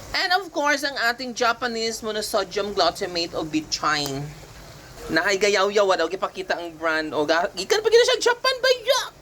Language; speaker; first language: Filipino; non-native, local second language; Cebuano